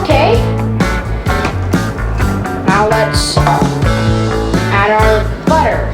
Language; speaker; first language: English; native; English